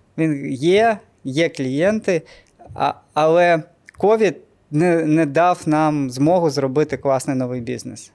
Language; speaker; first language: Ukrainian; non-native, local second language; Russian